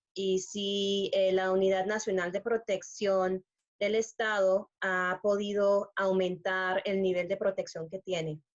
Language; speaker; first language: Spanish; non-native, fluent; English